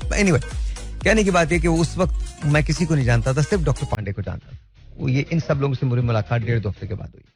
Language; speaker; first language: Urdu; native; Urdu